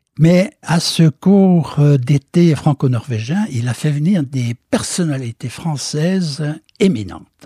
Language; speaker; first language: French; non-native, fluent; Norwegian